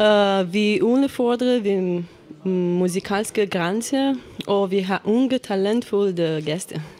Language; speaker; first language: Danish; non-native, learner; Romanian